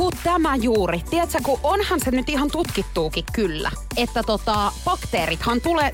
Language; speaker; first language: Finnish; native; Finnish